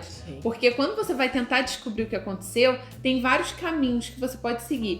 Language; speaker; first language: Portuguese; native; Portuguese